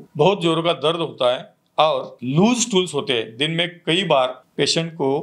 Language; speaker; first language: Hindi; non-native, local second language; Marathi